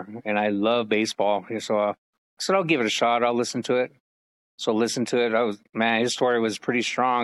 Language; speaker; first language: English; native; English